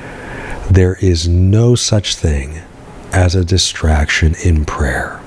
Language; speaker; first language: English; native; English